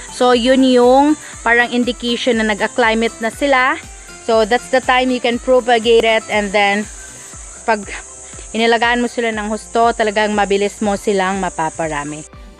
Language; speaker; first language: Filipino; non-native, local second language; Cebuano